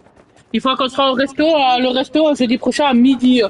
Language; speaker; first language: French; native; French